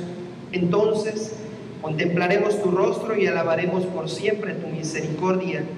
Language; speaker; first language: Spanish; native; Spanish